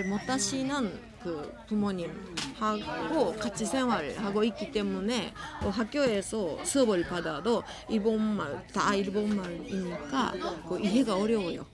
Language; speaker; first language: Korean; early bilingual, heritage; Japanese